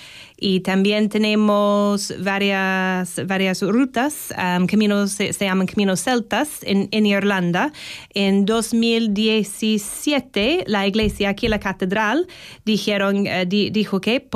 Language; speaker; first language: Spanish; non-native, fluent; English